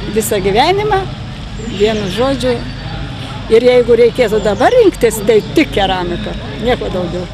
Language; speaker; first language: Lithuanian; native; Lithuanian